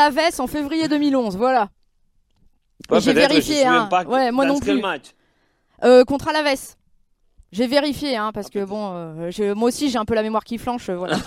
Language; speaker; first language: French; native; French